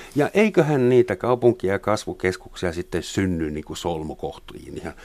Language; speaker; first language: Finnish; non-native, fluent; German